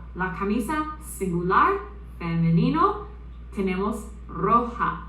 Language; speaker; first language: Spanish; non-native, fluent; English